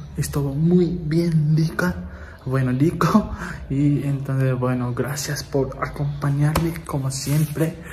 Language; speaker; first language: Spanish; non-native, learner; Japanese